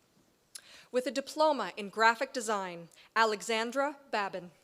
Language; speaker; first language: English; native; English